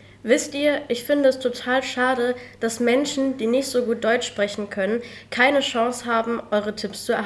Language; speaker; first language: German; native; German